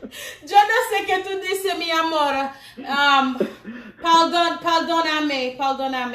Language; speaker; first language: Spanish; non-native, learner; Haitian Creole